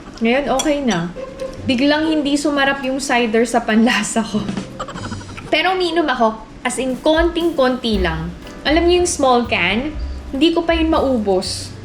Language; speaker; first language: Filipino; native; Filipino